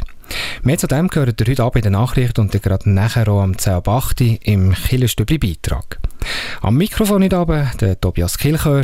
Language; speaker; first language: German; native; German